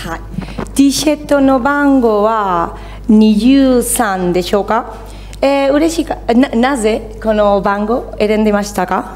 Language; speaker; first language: Japanese; non-native, learner; Spanish